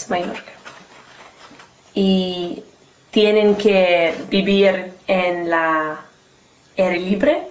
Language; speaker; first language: Spanish; non-native, learner; English